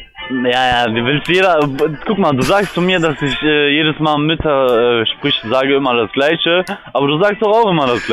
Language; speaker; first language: German; native; German